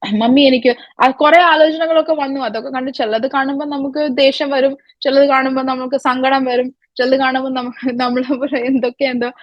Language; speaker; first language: Malayalam; early bilingual, other home language; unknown